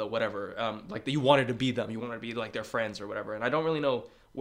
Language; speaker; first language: English; early bilingual, other home language; Chinese